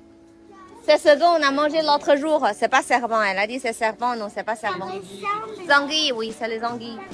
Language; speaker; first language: French; non-native, fluent; Chinese